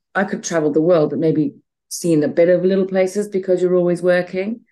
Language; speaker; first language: English; native; English